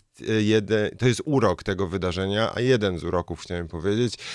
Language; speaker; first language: Polish; native; Polish